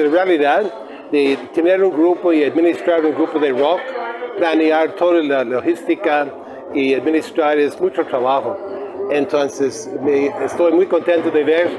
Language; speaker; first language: Spanish; non-native, fluent; English